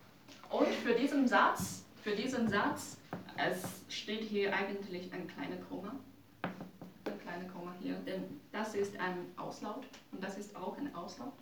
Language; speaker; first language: German; non-native, learner; Chinese